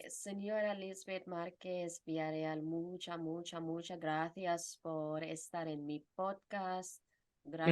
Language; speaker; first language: Spanish; non-native, fluent; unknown